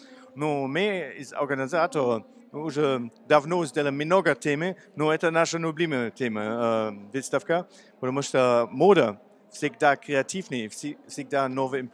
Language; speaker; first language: Russian; non-native, learner; German